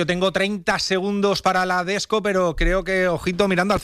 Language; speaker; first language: Spanish; native; Spanish